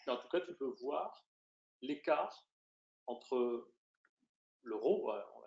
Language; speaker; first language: French; native; French